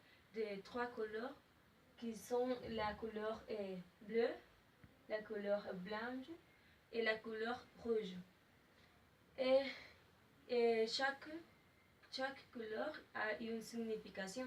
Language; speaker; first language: French; non-native, learner; Spanish